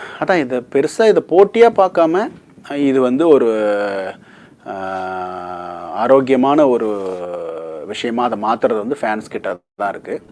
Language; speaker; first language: Tamil; native; Tamil